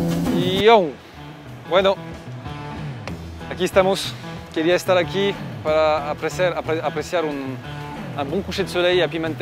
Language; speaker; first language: Spanish; non-native, learner; French